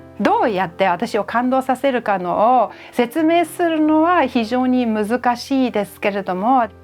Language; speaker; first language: Japanese; non-native, fluent; German